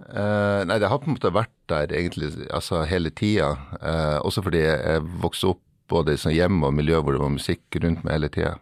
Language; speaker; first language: Norwegian; native; Norwegian